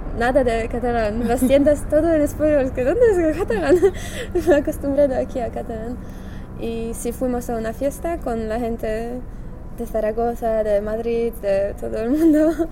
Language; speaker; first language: Spanish; non-native, learner; Polish